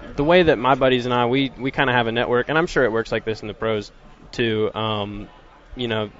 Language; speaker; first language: English; native; English